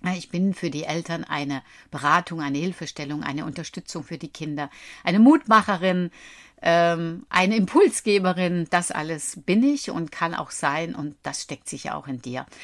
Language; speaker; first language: German; native; German